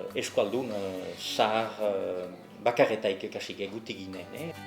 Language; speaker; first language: Basque; native; Basque